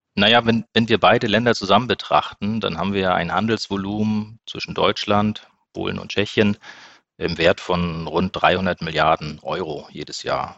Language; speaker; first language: German; native; German